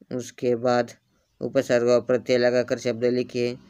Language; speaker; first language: Hindi; non-native, local second language; Marathi